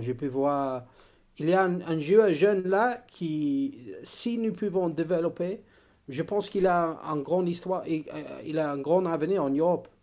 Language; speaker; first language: French; non-native, learner; English